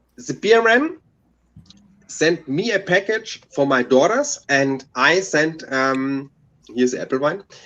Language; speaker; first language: English; non-native, learner; German